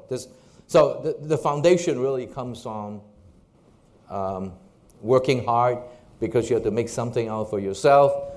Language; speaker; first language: English; non-native, local second language; Cantonese